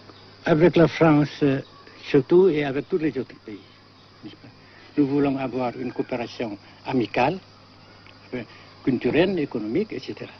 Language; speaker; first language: French; non-native, fluent; Vietnamese